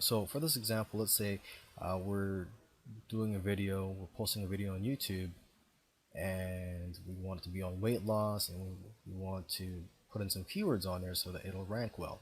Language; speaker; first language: English; native; English